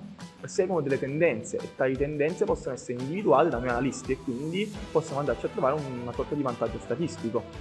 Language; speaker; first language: Italian; native; Italian